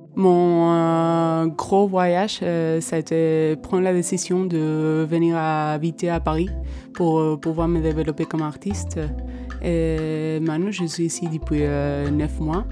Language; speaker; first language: French; non-native, fluent; Spanish